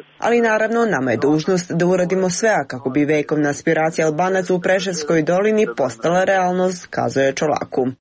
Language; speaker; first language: Croatian; non-native, local second language; Albanian